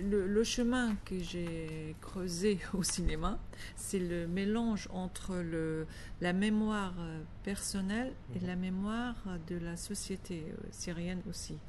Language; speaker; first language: French; non-native, fluent; Arabic